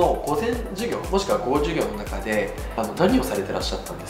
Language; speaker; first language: Japanese; native; Japanese